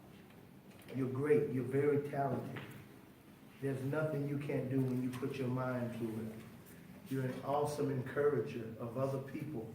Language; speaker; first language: English; native; English